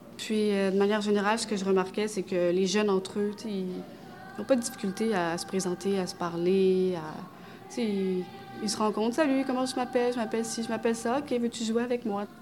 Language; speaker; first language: French; early bilingual, other home language; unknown